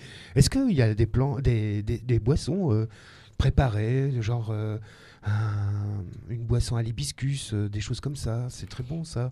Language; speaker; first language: French; native; French